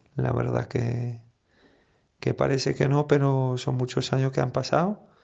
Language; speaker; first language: Spanish; non-native, fluent; French